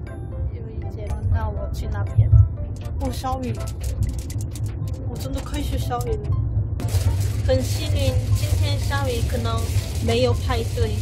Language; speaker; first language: Chinese; non-native, learner; Korean